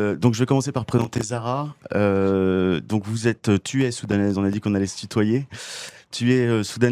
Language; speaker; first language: French; native; French